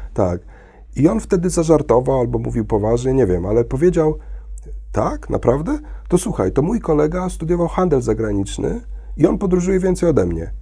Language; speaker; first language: Polish; early bilingual, heritage; Polish